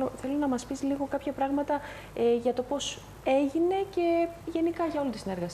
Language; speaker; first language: Greek; native; Greek